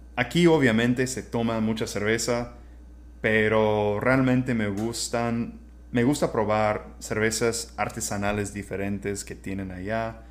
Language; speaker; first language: Spanish; non-native, fluent; English